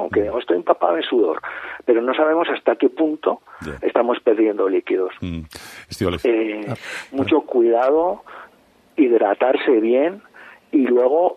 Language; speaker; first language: Spanish; native; Spanish